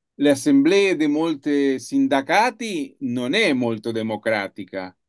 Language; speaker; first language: Italian; non-native, learner; Spanish